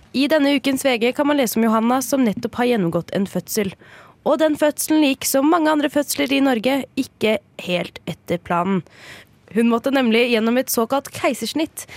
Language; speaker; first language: Norwegian; native; Norwegian